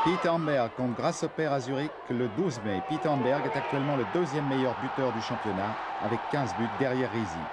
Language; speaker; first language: French; native; French